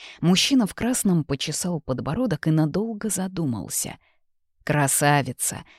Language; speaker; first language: Russian; native; Russian